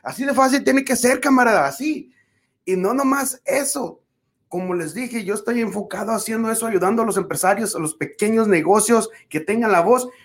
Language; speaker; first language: Spanish; early bilingual, other home language; English